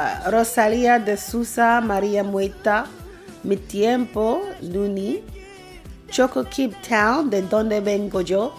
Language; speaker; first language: Spanish; non-native, fluent; English